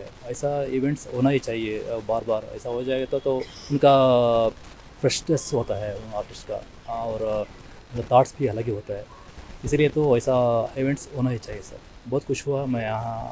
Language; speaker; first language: Hindi; non-native, local second language; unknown